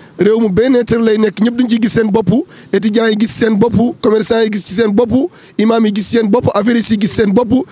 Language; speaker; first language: Wolof; native; Wolof